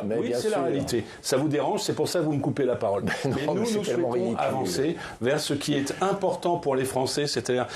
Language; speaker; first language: French; native; French